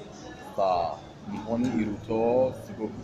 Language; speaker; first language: Japanese; non-native, fluent; Persian